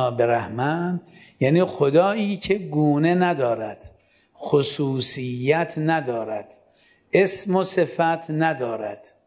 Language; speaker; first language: Persian; native; Persian